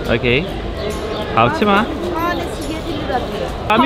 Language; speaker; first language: Chinese; non-native, learner; Turkish